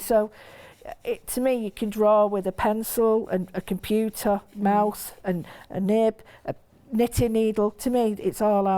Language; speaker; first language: English; native; English